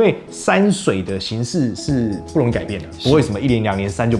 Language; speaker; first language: Chinese; native; Chinese